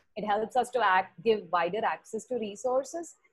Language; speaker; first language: English; non-native, local second language; Tamil